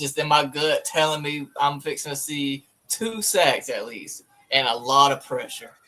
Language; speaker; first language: English; native; English